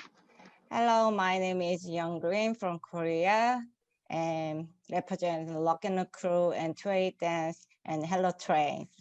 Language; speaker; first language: English; non-native, learner; Korean